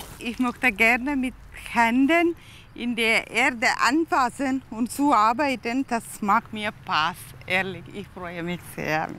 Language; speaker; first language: German; non-native, learner; Tamil